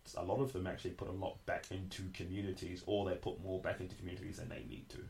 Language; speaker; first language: English; native; English